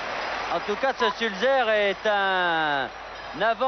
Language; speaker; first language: French; native; French